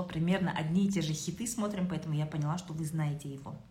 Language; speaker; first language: Russian; non-native, local second language; Kazakh